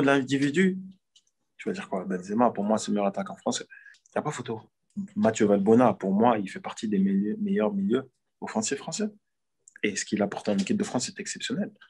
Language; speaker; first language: French; native; French